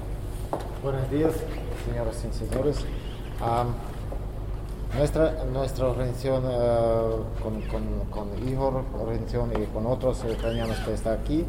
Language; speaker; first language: Spanish; non-native, learner; Ukrainian